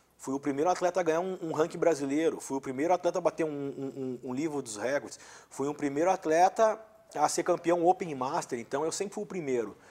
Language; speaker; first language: Portuguese; native; Portuguese